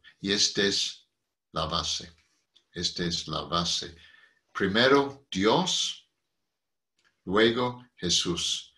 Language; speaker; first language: Spanish; non-native, fluent; English